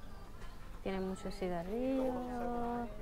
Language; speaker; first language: Spanish; early bilingual, heritage; Spanish